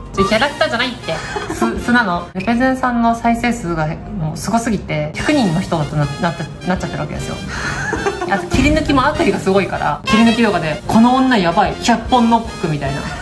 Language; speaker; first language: Japanese; native; Japanese